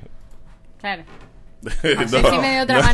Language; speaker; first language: Spanish; native; Spanish